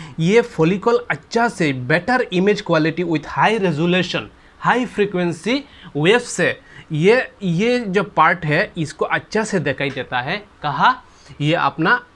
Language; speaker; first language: Hindi; non-native, local second language; Bangla